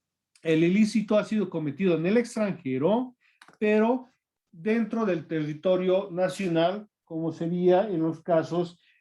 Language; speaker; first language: Spanish; native; Spanish